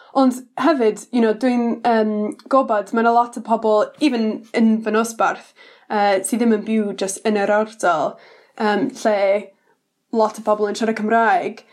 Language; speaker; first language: Welsh; non-native, learner; English